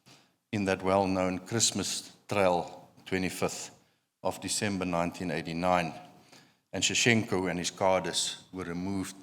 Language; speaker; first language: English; non-native, local second language; Afrikaans